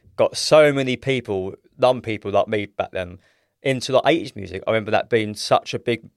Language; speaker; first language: English; native; English